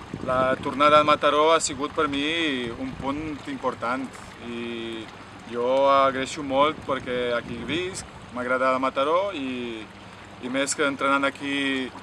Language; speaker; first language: Catalan; non-native, fluent; Romanian